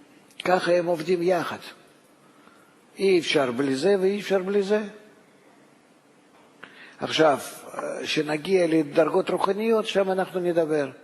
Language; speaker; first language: Hebrew; non-native, fluent; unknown